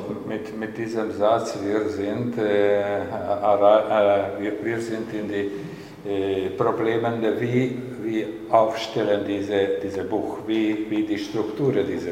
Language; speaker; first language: German; non-native, learner; Hungarian